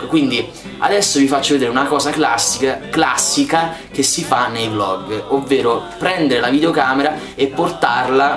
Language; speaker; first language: Italian; native; Italian